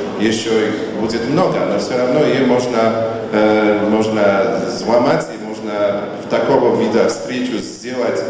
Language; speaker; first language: Polish; non-native, learner; Russian